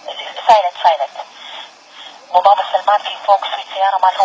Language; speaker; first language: Arabic; native; Arabic